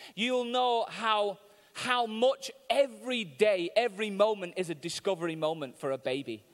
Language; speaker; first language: English; native; English